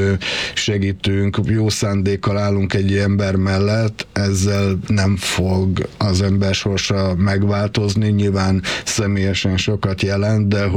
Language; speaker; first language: Hungarian; native; Hungarian